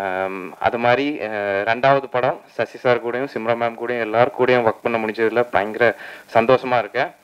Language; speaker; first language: Tamil; non-native, learner; Malayalam